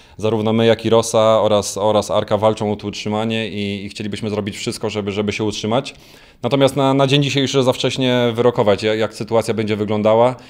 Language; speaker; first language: Polish; native; Polish